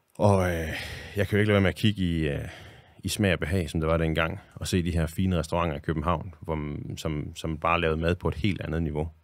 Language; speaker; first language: Danish; native; Danish